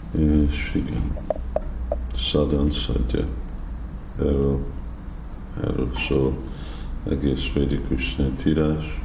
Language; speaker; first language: Hungarian; non-native, fluent; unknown